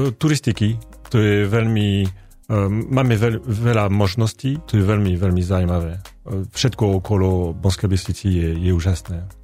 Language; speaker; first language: Slovak; non-native, learner; French